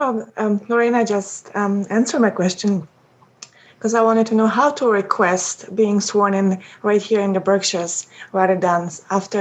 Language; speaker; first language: English; non-native, fluent; Polish